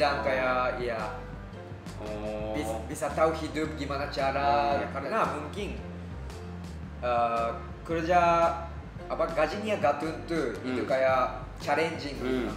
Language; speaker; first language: Indonesian; non-native, fluent; Japanese